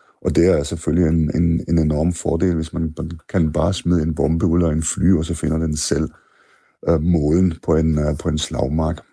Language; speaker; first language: Danish; non-native, fluent; German